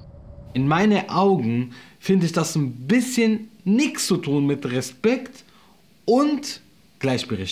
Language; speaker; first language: German; non-native, fluent; Arabic